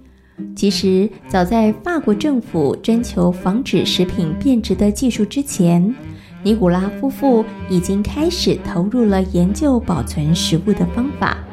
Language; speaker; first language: Chinese; native; Chinese